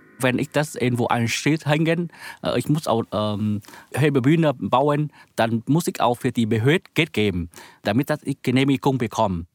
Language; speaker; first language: German; non-native, learner; Vietnamese